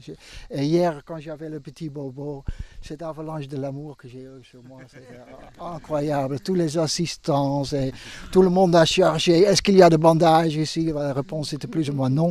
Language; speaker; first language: French; non-native, fluent; Dutch